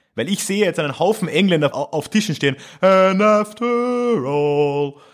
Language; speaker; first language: German; native; German